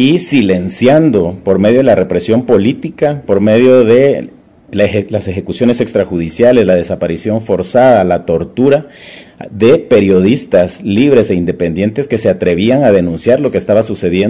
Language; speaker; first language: Spanish; native; Spanish